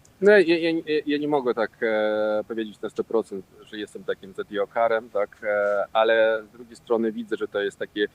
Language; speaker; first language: Polish; non-native, local second language; Russian